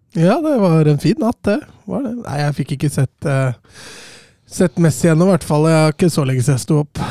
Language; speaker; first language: Norwegian; native; Norwegian